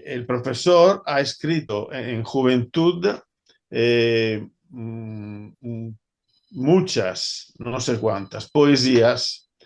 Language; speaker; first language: Spanish; non-native, fluent; Italian